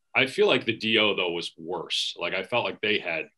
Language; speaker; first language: English; native; English